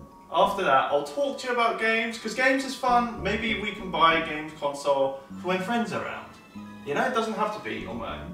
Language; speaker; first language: English; native; English